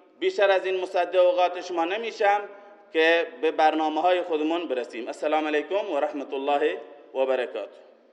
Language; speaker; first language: Persian; non-native, local second language; Baluchi